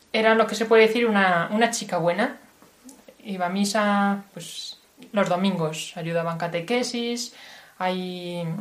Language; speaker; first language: Spanish; native; Spanish